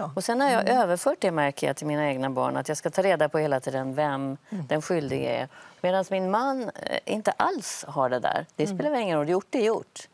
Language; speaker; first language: Swedish; native; Swedish